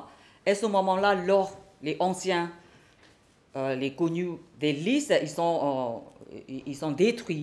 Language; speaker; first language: French; non-native, learner; Burmese